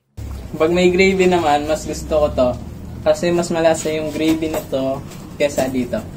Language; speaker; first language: Filipino; non-native, local second language; Pampanga